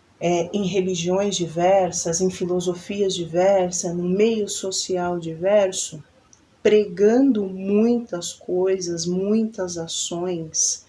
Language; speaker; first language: Portuguese; native; Portuguese